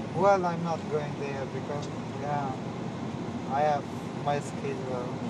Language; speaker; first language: English; non-native, learner; Persian